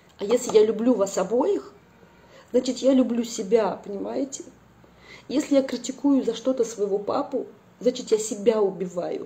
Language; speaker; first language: Russian; native; Russian